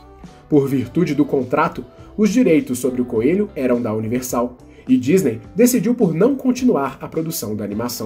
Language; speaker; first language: Portuguese; native; Portuguese